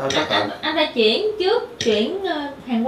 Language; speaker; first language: Vietnamese; native; Vietnamese